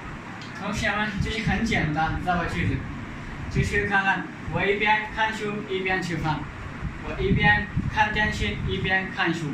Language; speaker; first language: Chinese; non-native, fluent; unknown